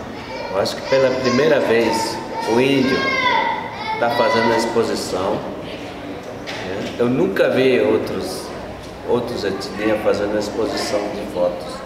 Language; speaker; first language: Portuguese; non-native, local second language; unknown